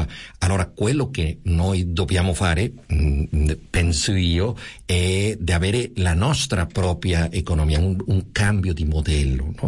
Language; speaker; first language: Italian; non-native, fluent; Spanish